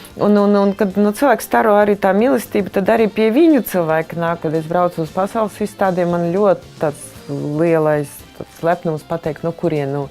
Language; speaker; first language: Latvian; non-native, fluent; Russian